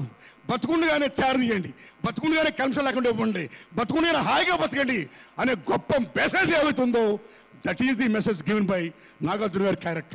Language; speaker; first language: Telugu; native; Telugu